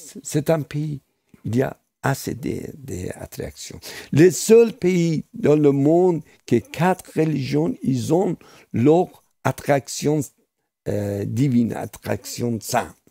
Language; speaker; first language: French; non-native, fluent; Persian